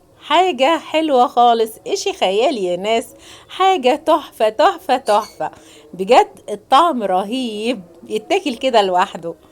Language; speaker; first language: Arabic; native; Arabic